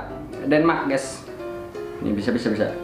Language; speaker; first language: Indonesian; non-native, local second language; Sundanese